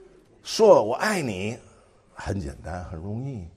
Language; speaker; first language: Chinese; non-native, fluent; English